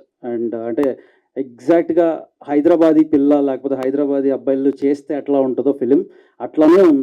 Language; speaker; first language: Telugu; native; Telugu